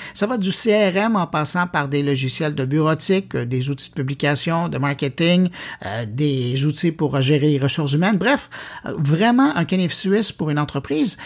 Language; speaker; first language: French; native; French